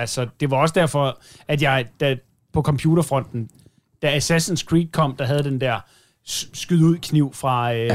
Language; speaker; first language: Danish; native; Danish